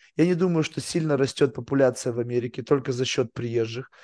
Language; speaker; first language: Russian; native; Russian